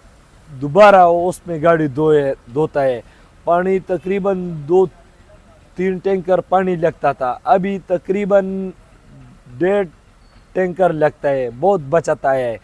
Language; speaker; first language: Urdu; non-native, local second language; Pashto